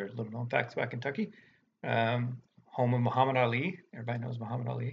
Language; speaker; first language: English; native; English